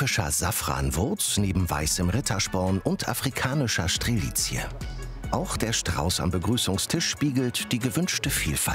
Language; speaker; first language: German; native; German